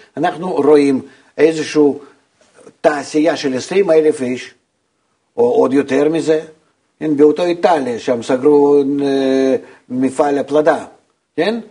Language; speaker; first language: Hebrew; non-native, fluent; Russian